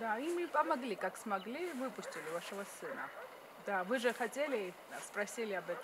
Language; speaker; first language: Russian; non-native, local second language; Georgian